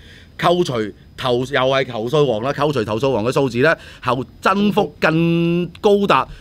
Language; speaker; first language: Cantonese; native; Cantonese